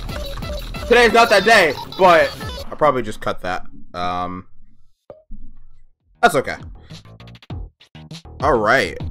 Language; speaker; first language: English; native; English